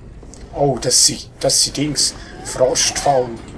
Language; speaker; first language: German; native; German